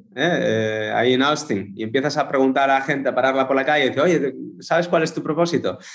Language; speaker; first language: Spanish; native; Spanish